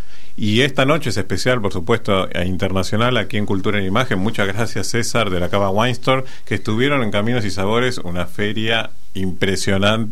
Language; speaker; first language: Spanish; native; Spanish